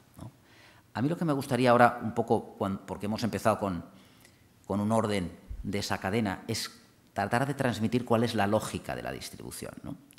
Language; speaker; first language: Spanish; non-native, local second language; Catalan